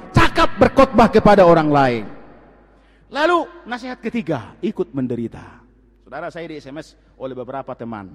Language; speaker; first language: Indonesian; non-native, local second language; Batak Toba